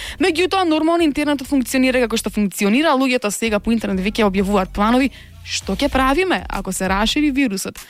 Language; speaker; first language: Macedonian; native; Macedonian